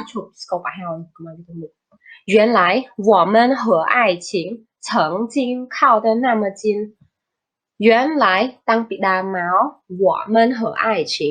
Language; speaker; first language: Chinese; non-native, fluent; Khmer